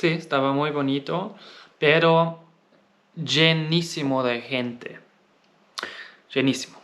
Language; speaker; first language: Spanish; non-native, fluent; German